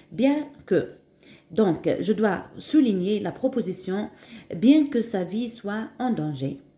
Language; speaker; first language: French; non-native, local second language; Arabic